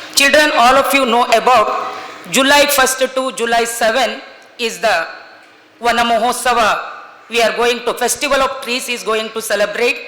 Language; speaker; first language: English; non-native, local second language; Kannada